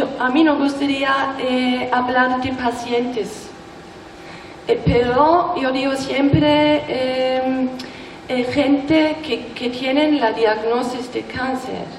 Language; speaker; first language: Spanish; non-native, learner; German